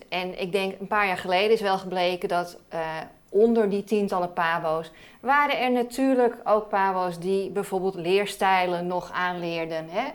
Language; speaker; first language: Dutch; native; Dutch